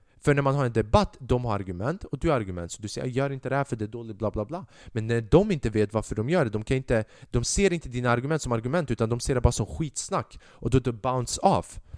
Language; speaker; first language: Swedish; early bilingual, other home language; Albanian